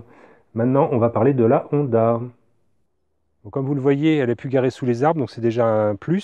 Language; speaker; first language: French; native; French